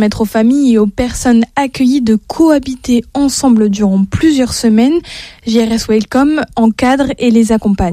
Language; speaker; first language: French; native; French